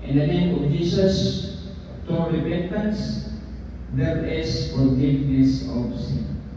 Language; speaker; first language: English; non-native, local second language; Filipino